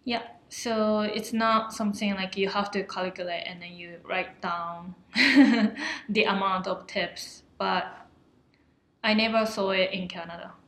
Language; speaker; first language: English; non-native, fluent; Japanese